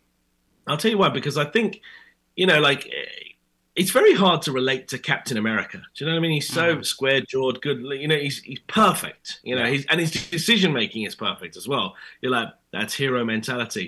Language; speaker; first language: English; native; English